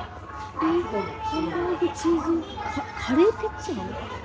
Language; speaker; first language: Japanese; early bilingual, other home language; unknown